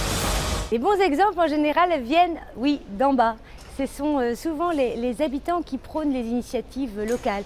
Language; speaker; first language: French; native; French